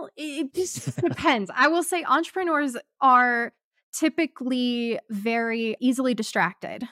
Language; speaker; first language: English; native; English